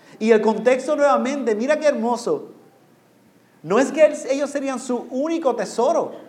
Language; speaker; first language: Spanish; non-native, fluent; English